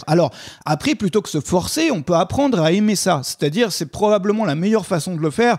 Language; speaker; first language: French; native; French